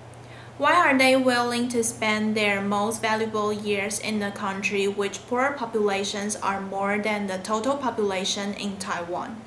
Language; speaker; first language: English; non-native, learner; Chinese